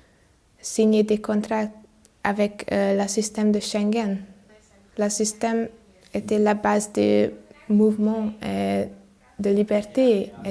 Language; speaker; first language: French; non-native, learner; Hungarian